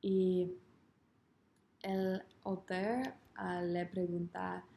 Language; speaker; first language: Spanish; non-native, learner; English